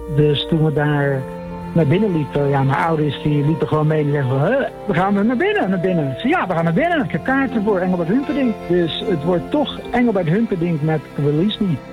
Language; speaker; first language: Dutch; native; Dutch